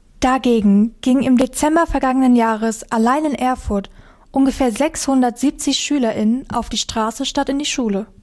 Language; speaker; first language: German; native; German